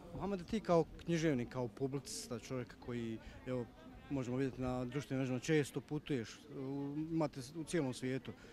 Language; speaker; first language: Bosnian; native; Bosnian